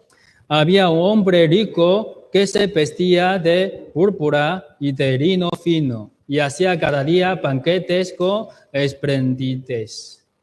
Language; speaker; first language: Spanish; non-native, fluent; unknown